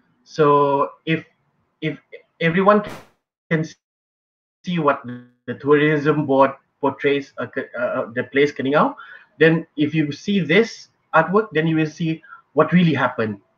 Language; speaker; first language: English; non-native, local second language; Malay